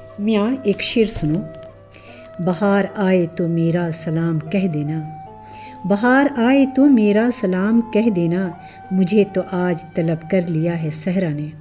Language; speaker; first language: Urdu; native; Urdu